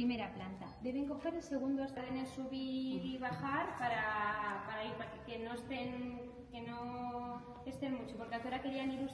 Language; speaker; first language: Spanish; native; Spanish